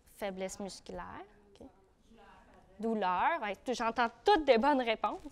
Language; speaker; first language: French; native; French